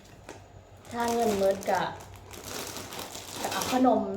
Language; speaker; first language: Thai; non-native, local second language; Lao